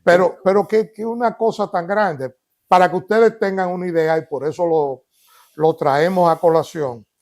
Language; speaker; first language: Spanish; native; Spanish